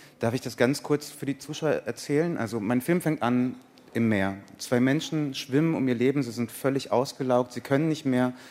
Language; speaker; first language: German; early bilingual, other home language; Persian